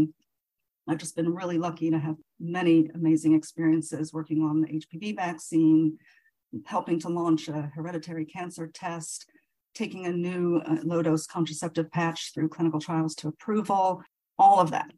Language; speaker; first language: English; native; English